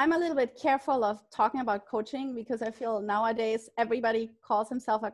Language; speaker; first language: English; non-native, fluent; German